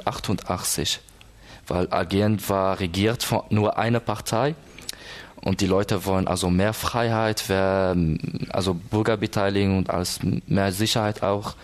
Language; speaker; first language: German; non-native, learner; Arabic